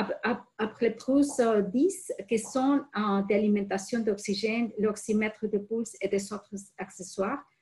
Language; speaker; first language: French; non-native, fluent; Spanish